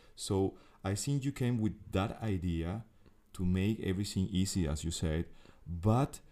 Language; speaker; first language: English; non-native, fluent; Spanish